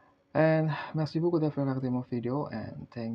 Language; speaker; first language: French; non-native, learner; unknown